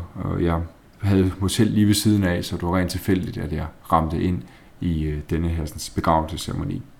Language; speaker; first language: Danish; native; Danish